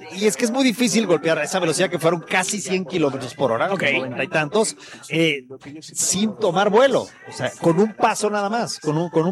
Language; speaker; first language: Spanish; native; Spanish